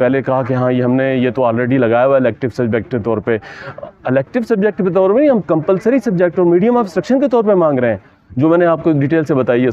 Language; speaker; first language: Urdu; non-native, local second language; Punjabi